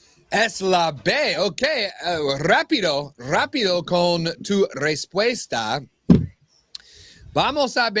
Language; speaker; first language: Spanish; non-native, learner; English